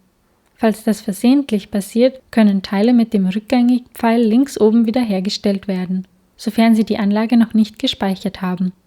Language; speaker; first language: German; native; German